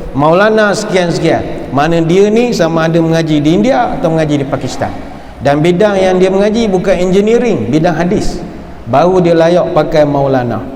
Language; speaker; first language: Malay; native; Malay